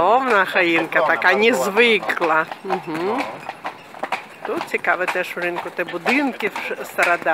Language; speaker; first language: Polish; non-native, fluent; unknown